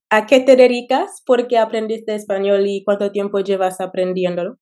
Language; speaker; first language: Spanish; non-native, learner; English